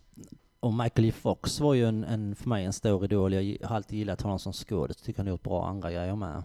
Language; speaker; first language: Swedish; native; Swedish